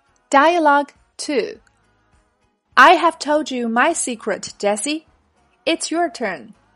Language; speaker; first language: English; non-native, fluent; Chinese